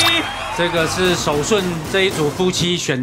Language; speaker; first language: Chinese; native; Chinese